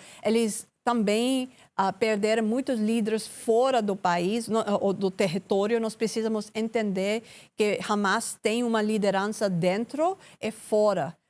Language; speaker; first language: Portuguese; non-native, learner; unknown